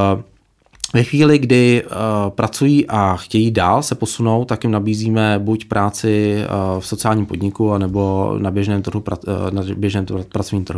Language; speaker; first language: Czech; native; Czech